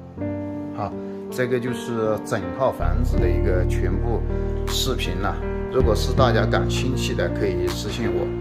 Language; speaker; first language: Chinese; native; Chinese